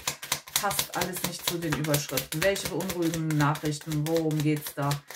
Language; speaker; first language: German; native; German